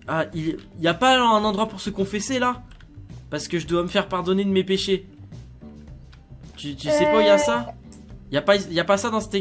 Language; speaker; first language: French; native; French